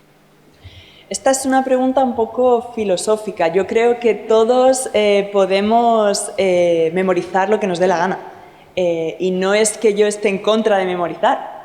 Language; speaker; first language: Spanish; native; Spanish